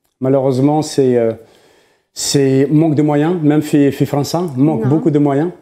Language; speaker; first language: French; non-native, local second language; Arabic